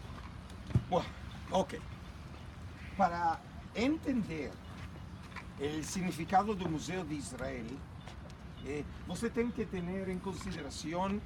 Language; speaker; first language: Portuguese; non-native, learner; Spanish